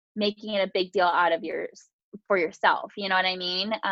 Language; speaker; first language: English; early bilingual, other home language; Japanese